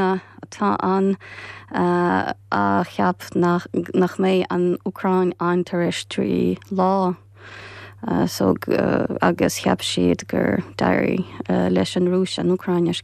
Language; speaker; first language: Irish; non-native, fluent; Ukrainian